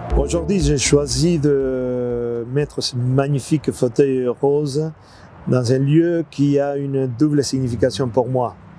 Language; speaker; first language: French; non-native, fluent; Spanish